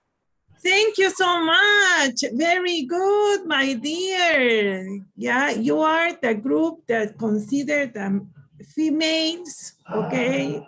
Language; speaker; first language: English; non-native, learner; Spanish